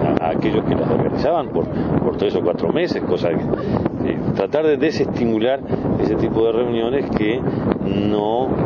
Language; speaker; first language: Spanish; native; Spanish